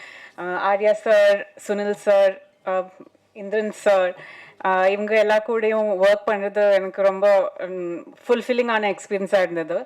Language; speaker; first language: Tamil; non-native, fluent; Malayalam